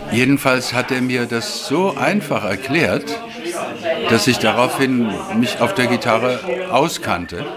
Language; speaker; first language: German; native; German